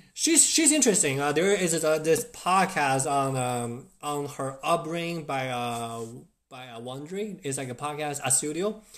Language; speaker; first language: English; non-native, fluent; Chinese